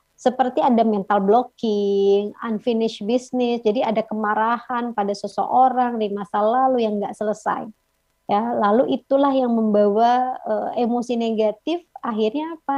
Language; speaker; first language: Indonesian; native; Indonesian